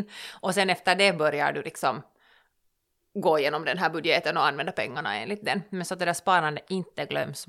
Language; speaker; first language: Swedish; native; Swedish